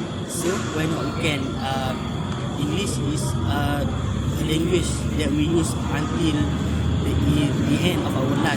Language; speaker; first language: English; non-native, learner; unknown